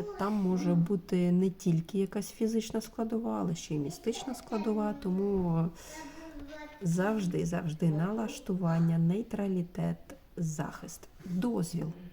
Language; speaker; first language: Ukrainian; non-native, local second language; Russian